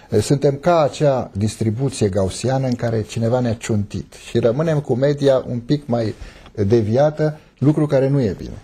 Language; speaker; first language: Romanian; native; Romanian